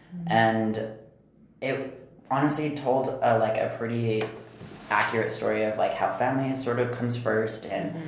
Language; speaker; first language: English; native; English